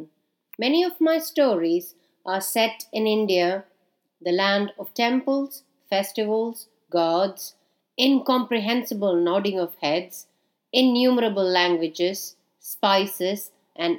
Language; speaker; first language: English; non-native, local second language; Tamil